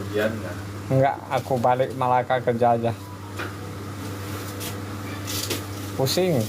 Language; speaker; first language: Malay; non-native, local second language; Hakka Chinese